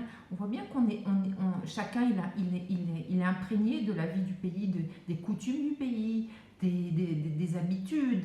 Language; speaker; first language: French; native; French